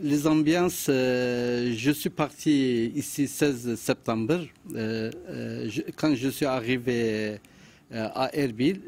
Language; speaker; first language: French; non-native, learner; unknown